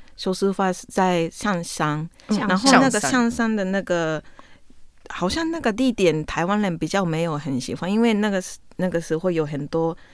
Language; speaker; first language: Chinese; non-native, fluent; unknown